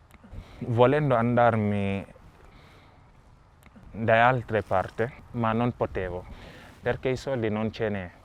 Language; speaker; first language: Italian; non-native, learner; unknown